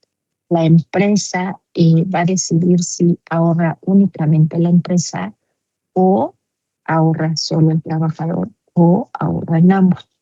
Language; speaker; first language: Spanish; native; Spanish